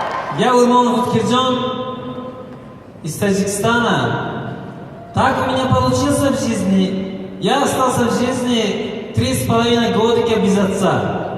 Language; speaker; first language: Russian; non-native, local second language; Tajik